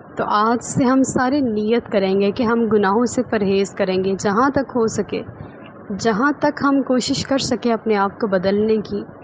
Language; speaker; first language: Urdu; native; Urdu